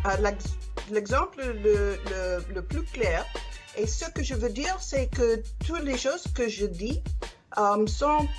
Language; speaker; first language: French; non-native, learner; English